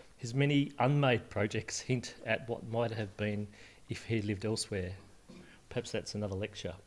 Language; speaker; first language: English; native; English